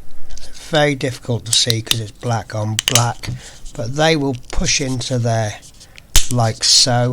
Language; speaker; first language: English; native; English